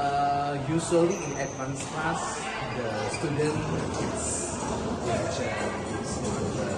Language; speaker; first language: English; non-native, learner; Indonesian